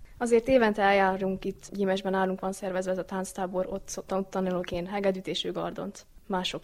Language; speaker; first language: Hungarian; native; Hungarian